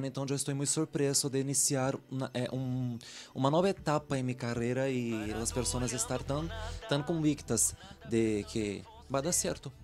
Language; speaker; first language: Spanish; non-native, learner; Portuguese